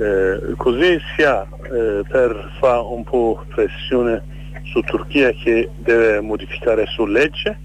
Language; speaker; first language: Italian; non-native, fluent; Kurdish